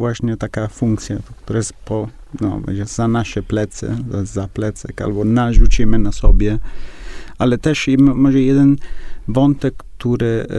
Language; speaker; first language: Polish; non-native, learner; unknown